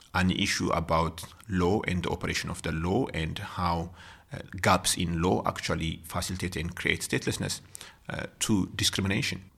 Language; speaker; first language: English; non-native, fluent; Amharic